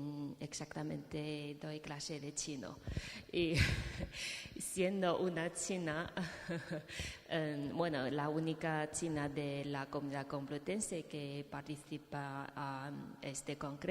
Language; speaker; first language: Spanish; non-native, fluent; Chinese